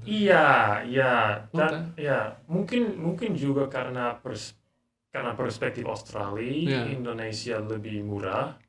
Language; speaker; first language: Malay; non-native, learner; English